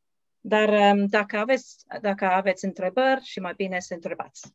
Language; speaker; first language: Romanian; non-native, learner; English